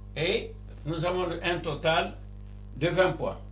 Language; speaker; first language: French; non-native, local second language; Arabic